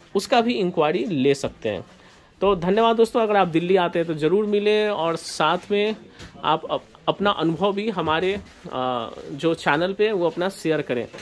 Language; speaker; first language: Hindi; native; Hindi